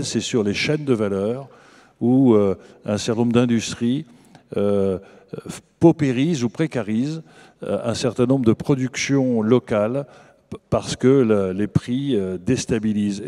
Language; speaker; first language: French; native; French